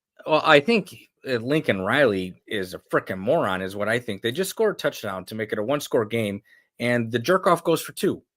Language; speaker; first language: English; native; English